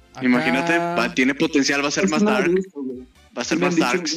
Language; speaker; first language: Spanish; native; Spanish